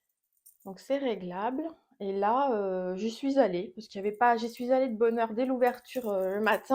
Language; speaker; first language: French; native; French